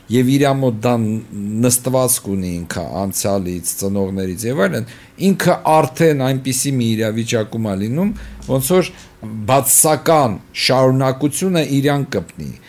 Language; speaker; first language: Armenian; native; Armenian